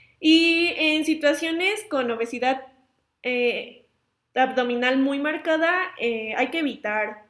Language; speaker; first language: Spanish; native; Spanish